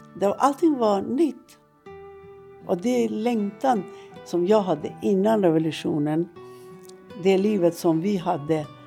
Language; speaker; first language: Swedish; non-native, fluent; Persian